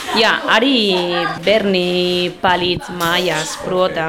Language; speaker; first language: Latvian; non-native, learner; Spanish